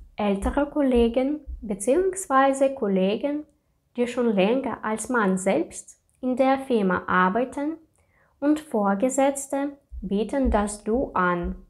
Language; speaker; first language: German; non-native, fluent; Russian